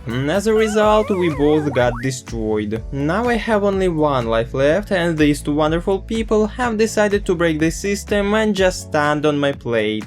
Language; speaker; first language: English; non-native, fluent; Russian